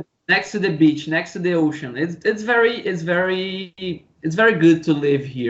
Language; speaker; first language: English; non-native, learner; Portuguese